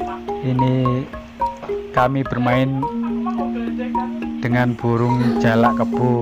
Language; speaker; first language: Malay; non-native, local second language; Javanese